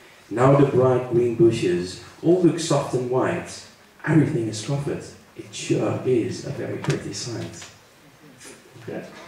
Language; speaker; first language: English; non-native, fluent; Dutch